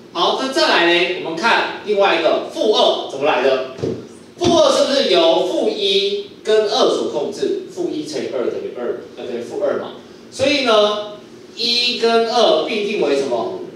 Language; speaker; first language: Chinese; native; Chinese